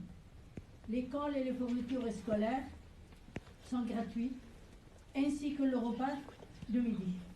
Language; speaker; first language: French; non-native, fluent; Persian